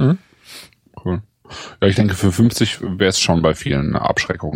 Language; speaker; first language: German; native; German